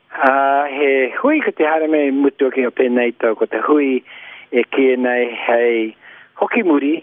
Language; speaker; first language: Māori; native; Māori